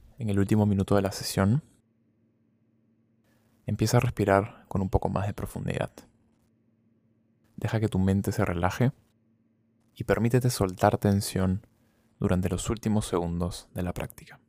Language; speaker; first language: Spanish; native; Spanish